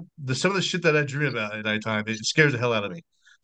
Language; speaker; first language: English; native; English